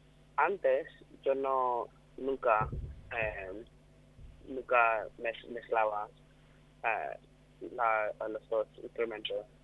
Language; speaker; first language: Spanish; non-native, learner; English